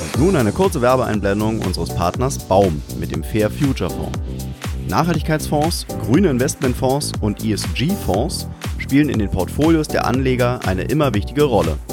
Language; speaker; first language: German; native; German